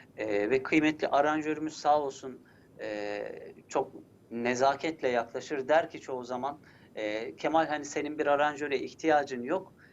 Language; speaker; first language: Turkish; early bilingual, heritage; Turkish